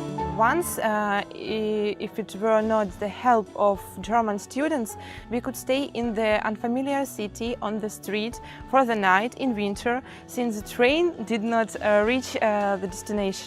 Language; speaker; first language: English; non-native, fluent; Ukrainian